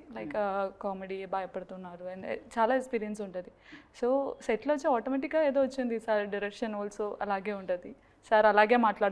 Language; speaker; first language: Telugu; non-native, learner; Malayalam